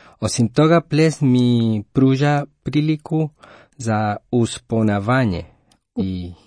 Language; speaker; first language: Croatian; non-native, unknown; Spanish